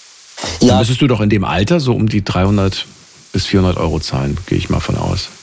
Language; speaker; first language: German; native; German